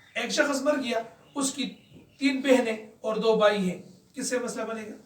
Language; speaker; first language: Urdu; non-native, local second language; Pashto